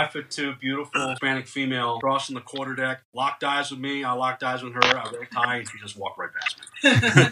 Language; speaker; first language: English; native; English